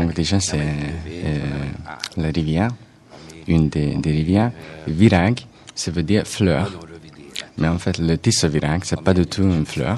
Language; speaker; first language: French; non-native, fluent; Hungarian